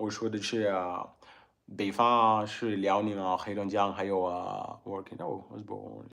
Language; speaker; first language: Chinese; non-native, learner; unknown